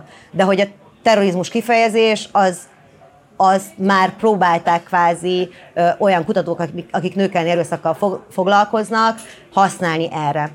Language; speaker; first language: Hungarian; native; Hungarian